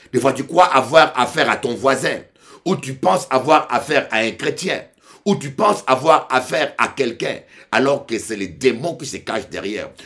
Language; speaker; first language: French; non-native, local second language; Lingala